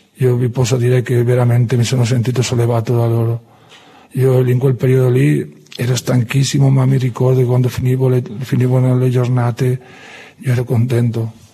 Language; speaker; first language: Italian; non-native, fluent; Spanish